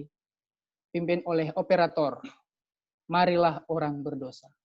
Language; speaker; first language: Indonesian; native; Indonesian